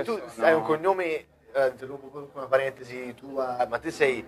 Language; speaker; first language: Italian; native; Italian